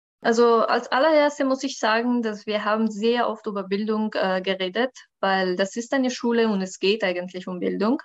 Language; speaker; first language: German; non-native, learner; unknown